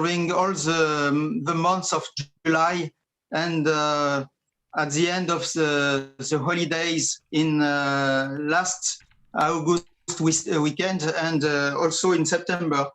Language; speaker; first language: English; non-native, fluent; French